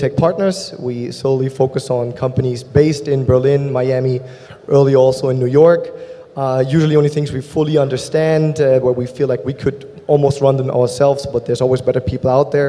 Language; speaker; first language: English; non-native, fluent; German